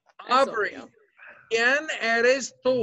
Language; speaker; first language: Spanish; non-native, fluent; English